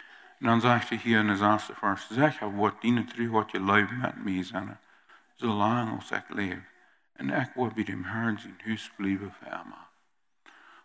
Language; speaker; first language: German; early bilingual, heritage; German